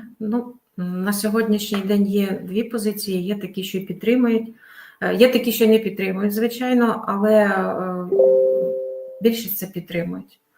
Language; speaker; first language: Ukrainian; native; Ukrainian